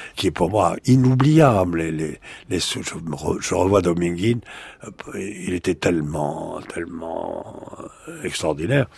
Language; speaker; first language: French; native; French